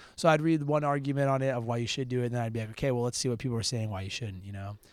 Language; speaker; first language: English; native; English